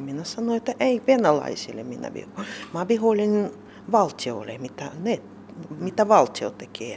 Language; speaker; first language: Finnish; non-native, learner; Russian